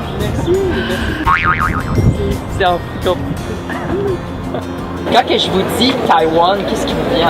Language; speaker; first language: French; native; French